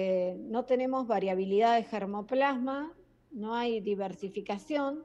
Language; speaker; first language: Spanish; native; Spanish